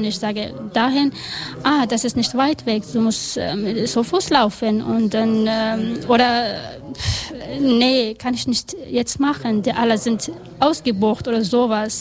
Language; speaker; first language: German; non-native, learner; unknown